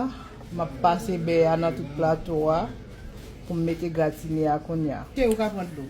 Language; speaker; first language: French; non-native, local second language; Haitian Creole